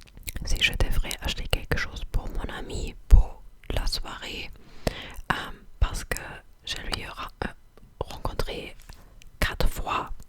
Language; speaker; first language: French; non-native, fluent; English